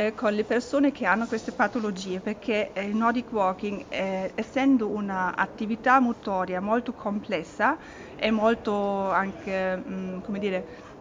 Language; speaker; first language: Italian; non-native, fluent; German